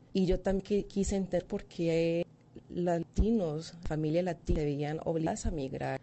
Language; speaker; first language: Spanish; early bilingual, heritage; Spanish